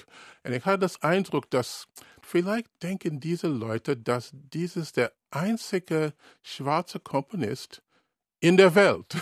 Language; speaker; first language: German; non-native, learner; English